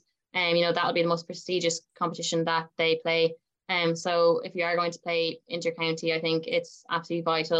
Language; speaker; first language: English; native; English